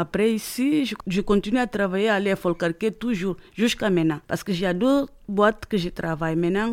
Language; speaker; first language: French; non-native, learner; Upper Guinea Crioulo